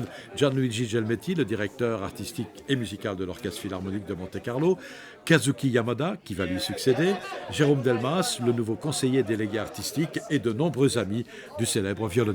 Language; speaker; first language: French; native; French